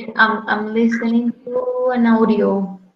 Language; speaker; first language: English; non-native, fluent; Spanish